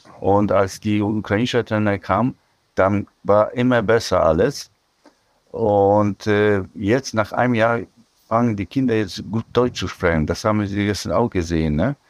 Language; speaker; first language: German; non-native, fluent; Polish